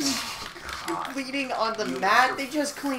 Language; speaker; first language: English; native; English